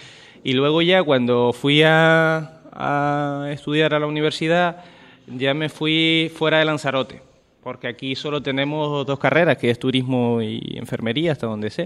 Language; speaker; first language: Spanish; native; Spanish